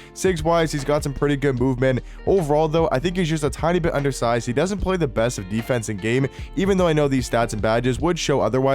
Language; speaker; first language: English; native; English